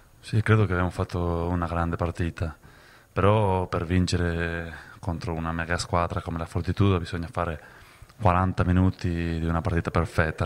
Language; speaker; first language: Italian; non-native, fluent; Spanish